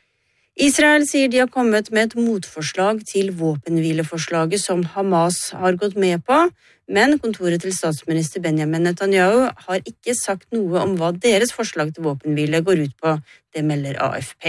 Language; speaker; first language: Norwegian; native; Norwegian